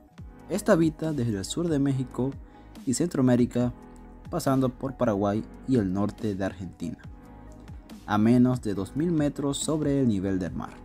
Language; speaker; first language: Spanish; native; Spanish